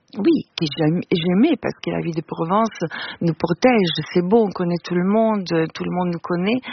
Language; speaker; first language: French; non-native, fluent; Italian